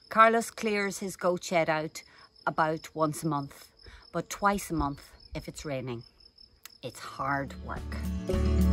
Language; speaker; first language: English; native; English